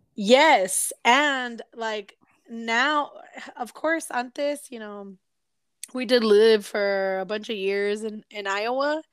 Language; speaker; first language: English; early bilingual, other home language; Spanish